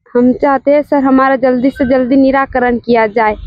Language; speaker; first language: Hindi; native; Hindi